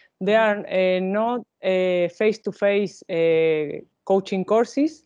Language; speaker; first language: English; non-native, learner; Spanish